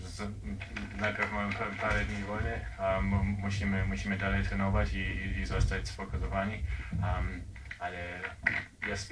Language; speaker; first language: Polish; early bilingual, heritage; English